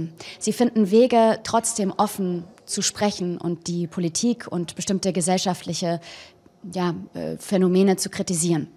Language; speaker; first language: German; native; German